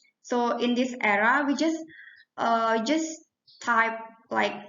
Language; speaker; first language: English; non-native, learner; Indonesian